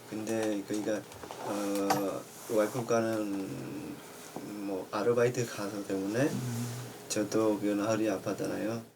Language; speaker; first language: Korean; non-native, learner; Vietnamese